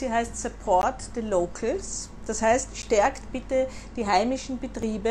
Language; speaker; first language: German; native; German